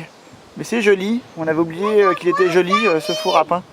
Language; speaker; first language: French; native; French